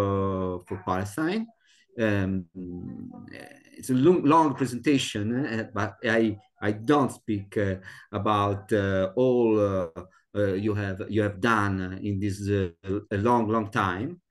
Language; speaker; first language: English; non-native, learner; Italian